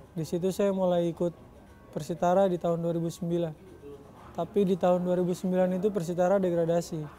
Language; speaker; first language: Indonesian; native; Indonesian